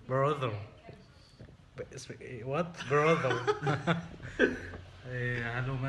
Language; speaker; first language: English; non-native, learner; Arabic